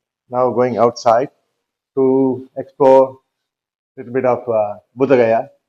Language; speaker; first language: English; non-native, local second language; Tamil